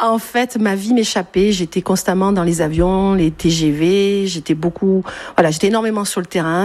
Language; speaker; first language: French; native; French